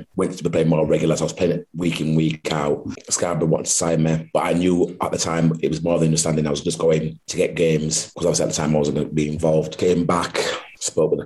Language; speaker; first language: English; native; English